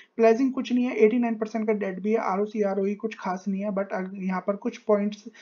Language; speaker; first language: Hindi; native; Hindi